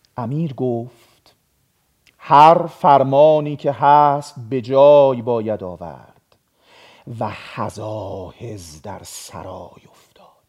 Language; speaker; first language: Persian; native; Persian